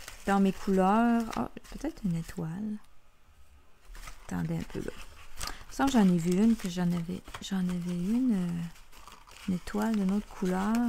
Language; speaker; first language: French; native; French